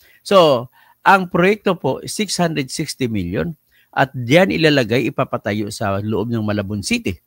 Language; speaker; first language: Filipino; native; Filipino